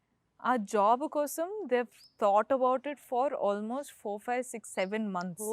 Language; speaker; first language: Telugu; non-native, local second language; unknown